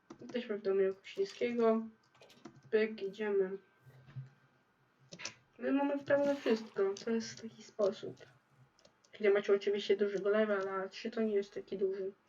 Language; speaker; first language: Polish; native; Polish